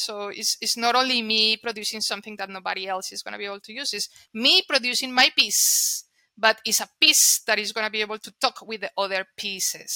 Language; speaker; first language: English; non-native, fluent; Spanish